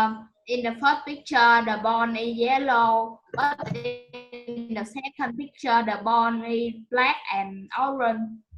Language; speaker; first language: English; non-native, learner; Vietnamese